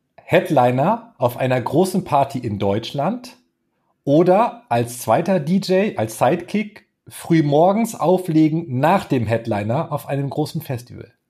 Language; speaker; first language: German; native; German